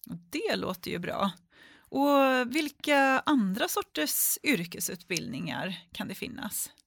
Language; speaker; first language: Swedish; native; Swedish